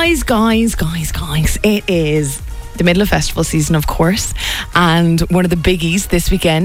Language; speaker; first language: English; native; English